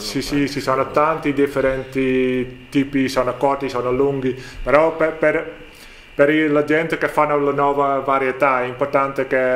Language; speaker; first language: Italian; non-native, learner; Dutch